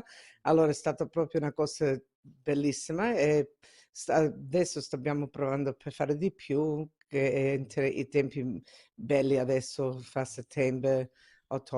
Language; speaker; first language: Italian; early bilingual, heritage; Italian